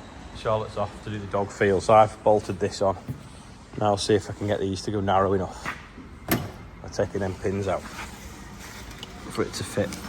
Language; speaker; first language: English; native; English